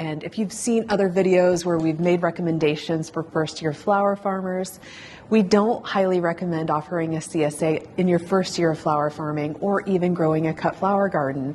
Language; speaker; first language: English; native; English